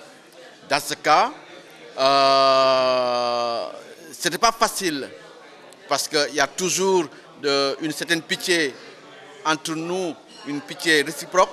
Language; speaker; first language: French; non-native, local second language; Wolof